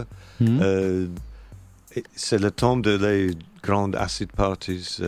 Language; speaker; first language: French; non-native, learner; English